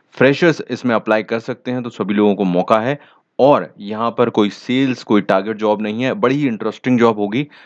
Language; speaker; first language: Hindi; native; Hindi